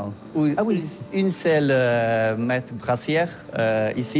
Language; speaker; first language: French; non-native, fluent; Polish